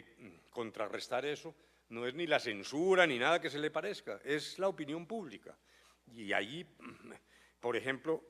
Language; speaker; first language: Spanish; native; Spanish